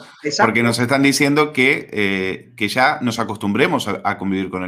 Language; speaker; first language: Spanish; native; Spanish